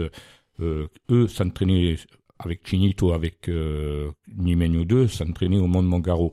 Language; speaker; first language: French; native; French